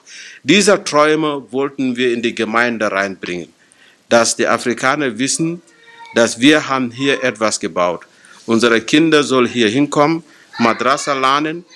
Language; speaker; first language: German; non-native, fluent; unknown